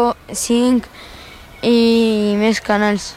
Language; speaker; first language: Catalan; early bilingual, other home language; Arabic